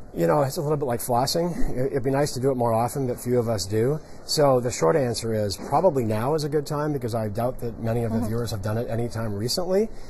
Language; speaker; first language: English; native; English